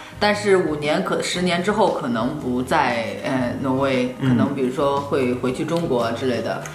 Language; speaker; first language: Chinese; native; Chinese